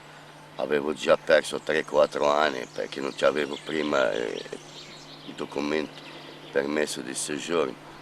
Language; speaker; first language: Italian; non-native, fluent; Armenian